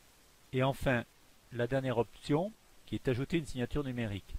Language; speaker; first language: French; native; French